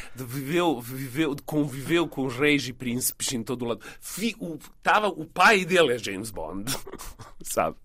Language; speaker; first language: Portuguese; non-native, fluent; Serbian